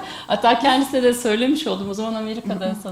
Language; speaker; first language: Turkish; native; Turkish